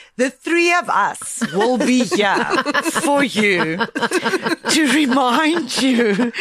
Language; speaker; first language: English; non-native, local second language; Afrikaans